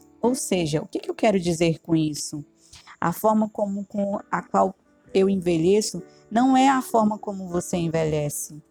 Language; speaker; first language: Portuguese; native; Portuguese